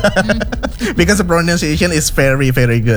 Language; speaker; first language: English; non-native, fluent; Indonesian